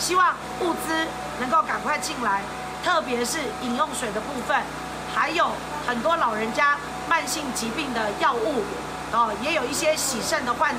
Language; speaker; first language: Chinese; native; Chinese